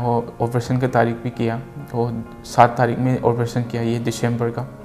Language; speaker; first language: Hindi; non-native, local second language; Manipuri